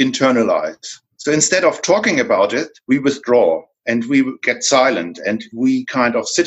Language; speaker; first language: English; non-native, fluent; German